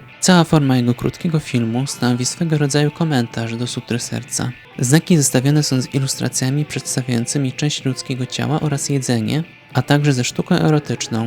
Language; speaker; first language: Polish; native; Polish